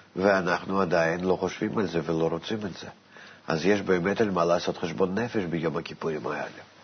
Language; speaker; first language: Hebrew; non-native, fluent; Russian